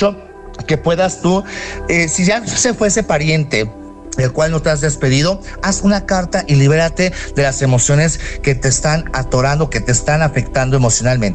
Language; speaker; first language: Spanish; native; Spanish